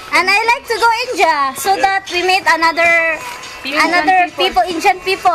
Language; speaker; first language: English; non-native, learner; Cebuano